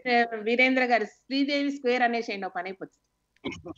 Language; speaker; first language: Telugu; native; Telugu